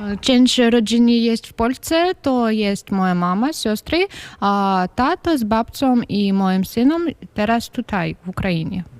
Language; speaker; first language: Polish; non-native, learner; Ukrainian